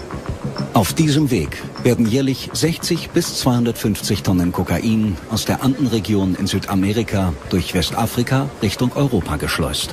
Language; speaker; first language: German; native; German